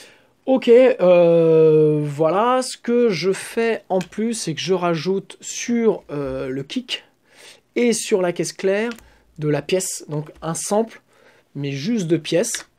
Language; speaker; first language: French; native; French